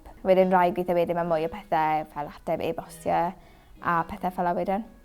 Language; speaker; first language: Welsh; native; Welsh